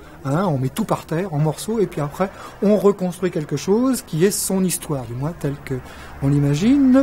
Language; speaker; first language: French; native; French